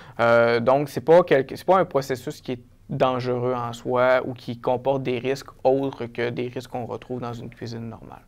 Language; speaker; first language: French; native; French